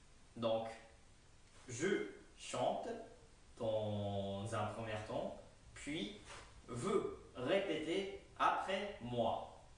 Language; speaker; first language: French; non-native, fluent; Japanese